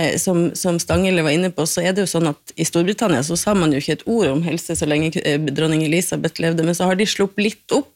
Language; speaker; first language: Norwegian; native; Norwegian